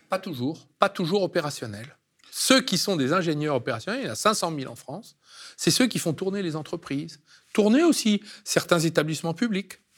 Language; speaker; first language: French; native; French